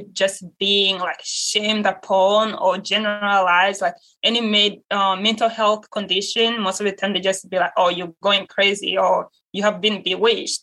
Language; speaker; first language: English; non-native, local second language; Kinyarwanda